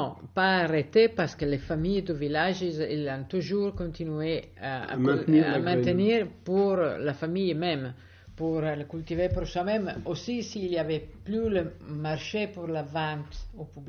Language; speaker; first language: French; non-native, fluent; Italian